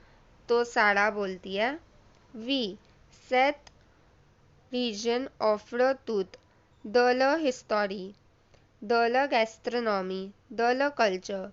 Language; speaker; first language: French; non-native, learner; Hindi